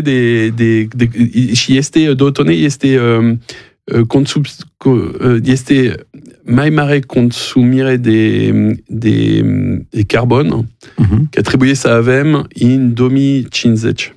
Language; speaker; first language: Romanian; non-native, learner; French